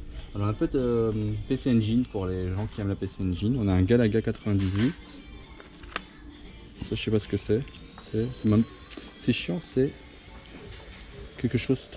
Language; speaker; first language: French; native; French